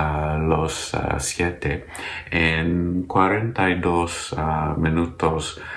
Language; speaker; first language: Spanish; non-native, learner; English